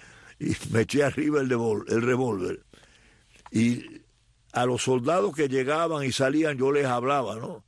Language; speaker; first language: Spanish; native; Spanish